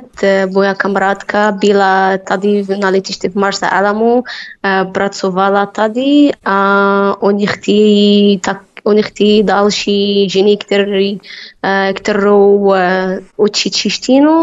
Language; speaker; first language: Czech; non-native, learner; Arabic